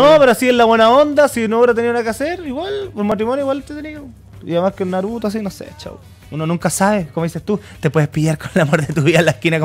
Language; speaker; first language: Spanish; native; Spanish